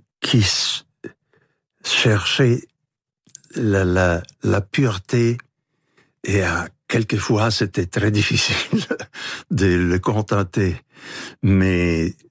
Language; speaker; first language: French; non-native, fluent; Italian